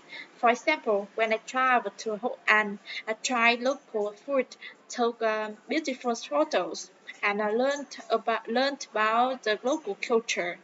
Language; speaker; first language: English; non-native, learner; Vietnamese